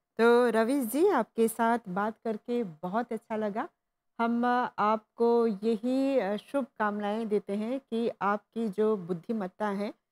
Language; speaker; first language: Hindi; non-native, local second language; Morisyen